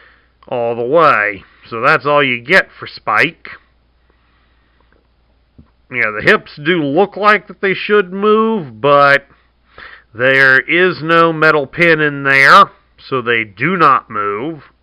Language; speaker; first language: English; native; English